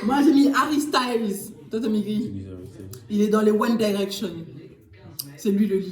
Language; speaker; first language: French; native; French